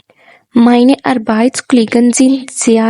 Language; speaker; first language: German; non-native, fluent; Urdu